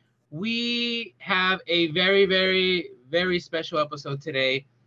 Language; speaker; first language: English; early bilingual, other home language; Spanish